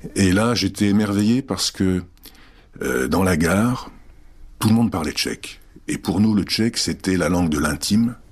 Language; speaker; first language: French; early bilingual, other home language; Czech